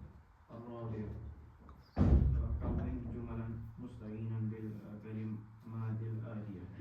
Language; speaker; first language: Arabic; non-native, learner; Kashmiri